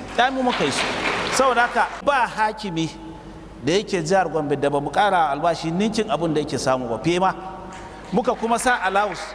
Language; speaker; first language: Hausa; native; Hausa